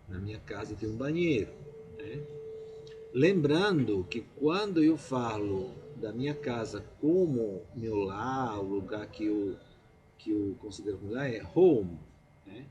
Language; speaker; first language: Portuguese; non-native, fluent; Italian